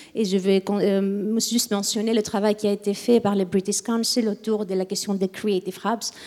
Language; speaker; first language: French; non-native, fluent; Greek